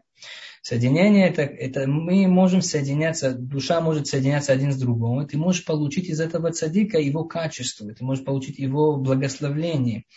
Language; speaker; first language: Russian; early bilingual, heritage; Russian